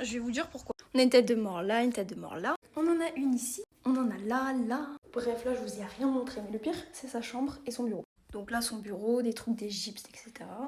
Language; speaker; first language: French; native; French